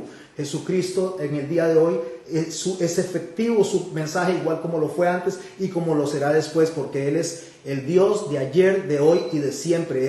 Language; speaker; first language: Spanish; native; Spanish